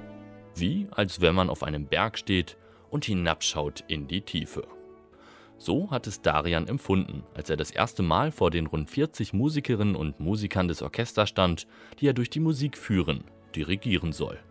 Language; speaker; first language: German; native; German